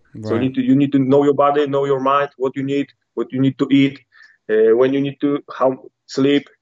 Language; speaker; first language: English; non-native, learner; Polish